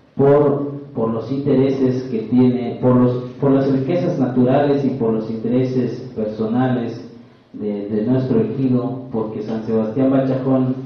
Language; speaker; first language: Spanish; non-native, local second language; Tzeltal